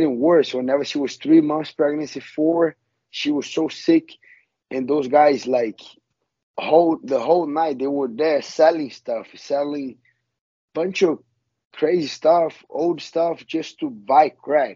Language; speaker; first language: English; non-native, learner; Portuguese